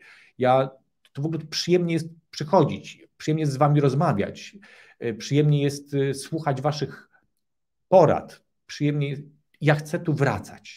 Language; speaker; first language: Polish; native; Polish